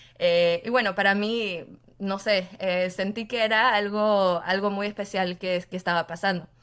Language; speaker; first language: Spanish; non-native, fluent; Portuguese